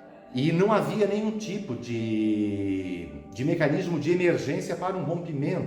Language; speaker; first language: Portuguese; native; Portuguese